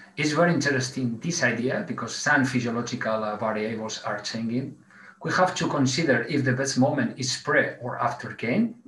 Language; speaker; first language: English; non-native, learner; Spanish